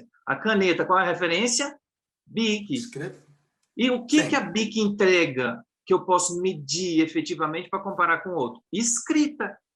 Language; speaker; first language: Portuguese; native; Portuguese